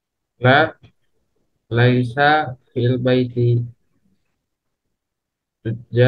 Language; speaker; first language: Arabic; non-native, learner; Indonesian